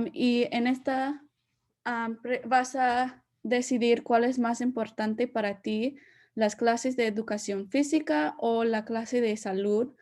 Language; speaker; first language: Spanish; early bilingual, heritage; Spanish